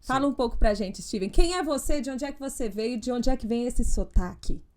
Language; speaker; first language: Portuguese; native; Portuguese